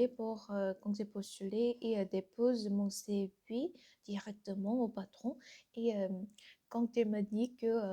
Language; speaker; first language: French; non-native, learner; Korean